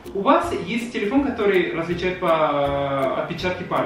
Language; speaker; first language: Russian; non-native, fluent; Spanish